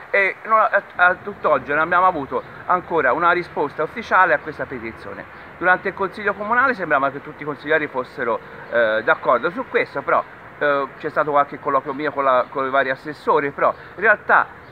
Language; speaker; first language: Italian; native; Italian